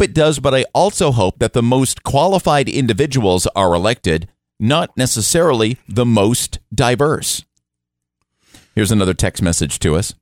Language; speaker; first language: English; native; English